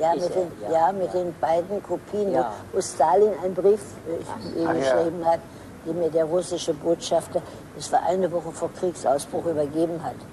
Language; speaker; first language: German; native; German